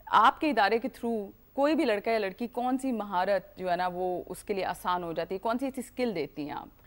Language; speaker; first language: Hindi; native; Hindi